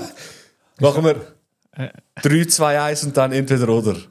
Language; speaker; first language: German; native; German